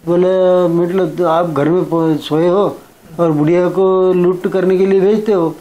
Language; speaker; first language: Hindi; non-native, local second language; Marathi